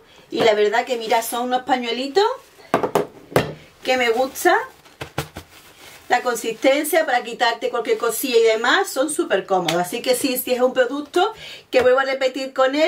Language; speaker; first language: Spanish; native; Spanish